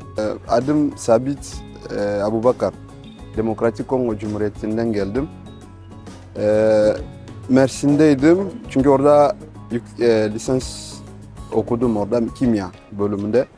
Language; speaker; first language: Turkish; non-native, fluent; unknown